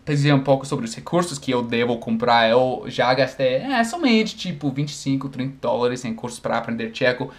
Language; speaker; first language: Portuguese; non-native, fluent; English